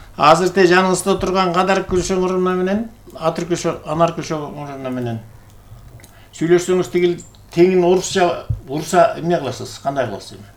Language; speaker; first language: Kyrgyz; native; Kyrgyz